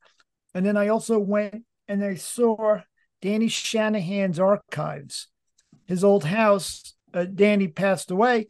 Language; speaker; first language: English; native; English